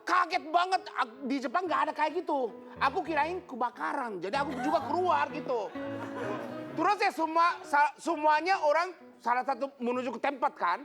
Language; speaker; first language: Indonesian; non-native, fluent; Japanese